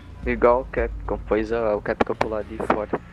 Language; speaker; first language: Portuguese; native; Portuguese